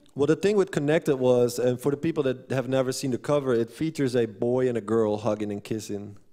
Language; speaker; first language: English; non-native, fluent; Dutch